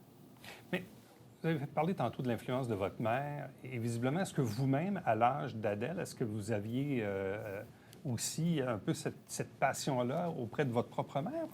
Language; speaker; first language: French; native; French